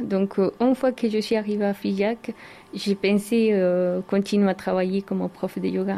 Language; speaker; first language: French; non-native, learner; Spanish